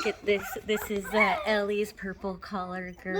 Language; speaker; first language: English; native; English